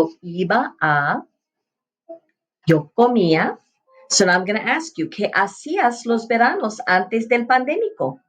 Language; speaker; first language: Spanish; non-native, fluent; English